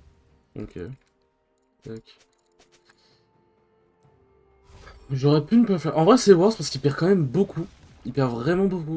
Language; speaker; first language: French; native; French